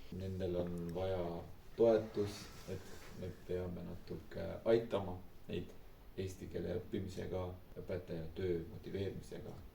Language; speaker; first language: Estonian; non-native, fluent; Turkish